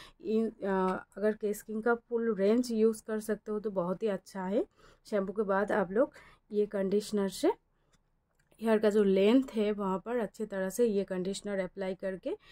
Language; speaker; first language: Hindi; non-native, local second language; Bangla